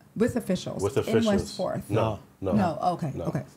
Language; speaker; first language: English; native; English